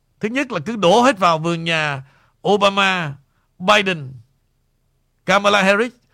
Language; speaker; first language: Vietnamese; native; Vietnamese